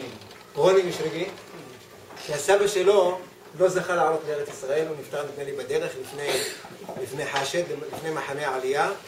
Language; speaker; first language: Hebrew; native; Hebrew